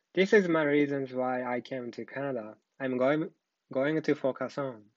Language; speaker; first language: English; non-native, learner; Japanese